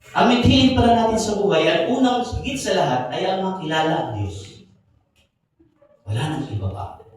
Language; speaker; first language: Filipino; non-native, local second language; Bikol